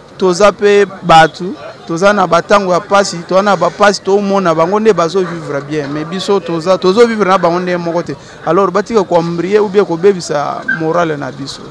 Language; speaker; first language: Lingala; native; Lingala